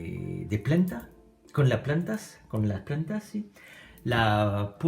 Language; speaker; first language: Spanish; non-native, learner; French